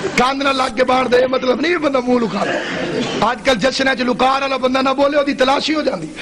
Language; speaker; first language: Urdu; non-native, local second language; Punjabi